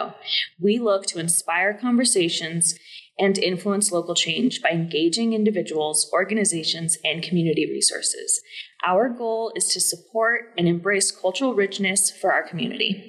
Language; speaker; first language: English; native; English